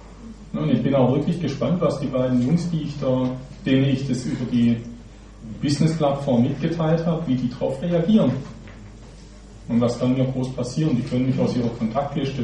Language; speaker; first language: German; native; German